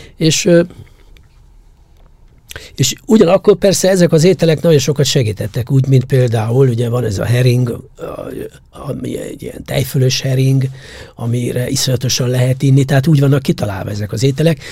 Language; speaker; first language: Hungarian; native; Hungarian